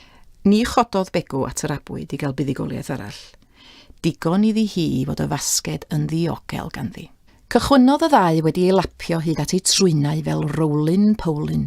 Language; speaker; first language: Welsh; native; Welsh